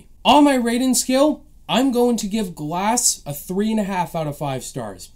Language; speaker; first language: English; native; English